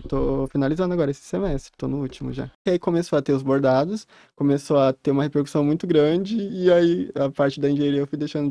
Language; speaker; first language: Portuguese; native; Portuguese